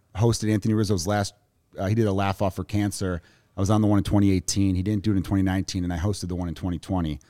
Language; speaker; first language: English; native; English